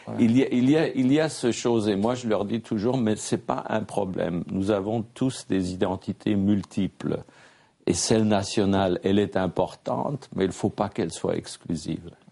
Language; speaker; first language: French; non-native, fluent; German